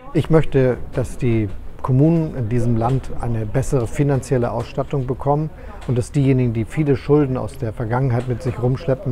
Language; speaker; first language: German; native; German